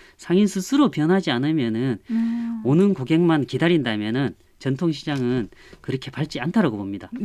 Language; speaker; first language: Korean; native; Korean